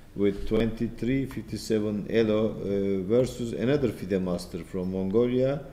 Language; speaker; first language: English; non-native, fluent; Turkish